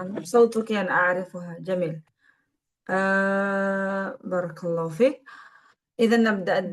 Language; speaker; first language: Arabic; non-native, fluent; Indonesian